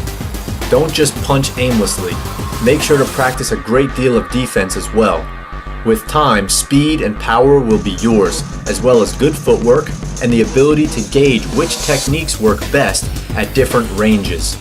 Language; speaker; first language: English; native; English